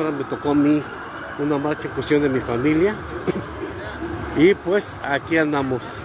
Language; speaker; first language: Spanish; native; Spanish